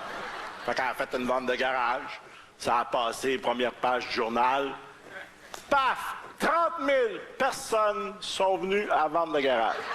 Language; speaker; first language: French; native; French